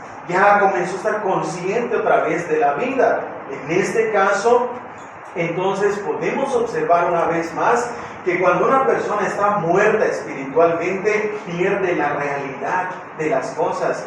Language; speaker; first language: Spanish; native; Spanish